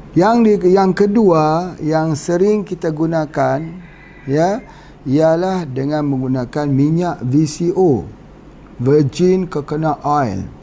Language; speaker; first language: Malay; native; Malay